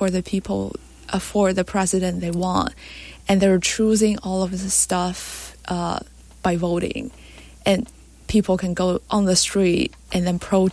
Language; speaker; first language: English; non-native, fluent; Chinese